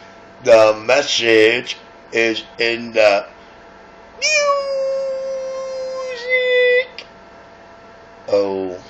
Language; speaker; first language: English; native; English